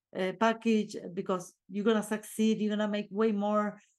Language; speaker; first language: English; non-native, fluent; Spanish